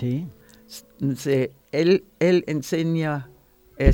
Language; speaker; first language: Spanish; non-native, learner; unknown